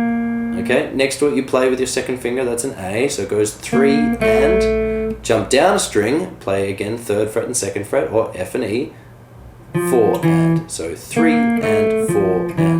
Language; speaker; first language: English; native; English